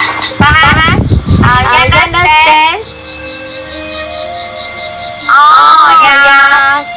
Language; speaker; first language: English; non-native, learner; Vietnamese